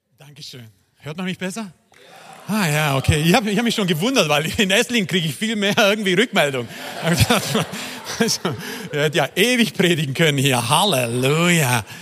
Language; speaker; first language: German; non-native, fluent; Croatian